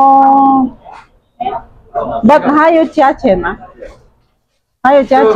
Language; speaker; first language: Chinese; non-native, learner; Indonesian